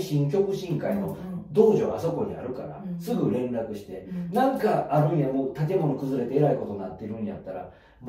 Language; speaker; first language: Japanese; native; Japanese